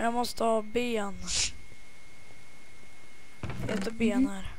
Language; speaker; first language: Swedish; native; Swedish